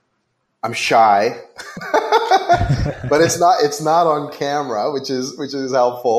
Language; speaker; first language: English; non-native, local second language; Hindi